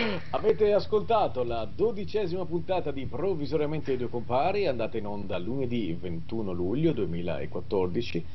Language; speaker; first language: Italian; native; Italian